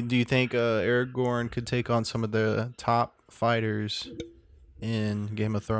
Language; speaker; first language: English; native; English